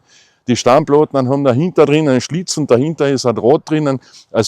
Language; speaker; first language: German; native; German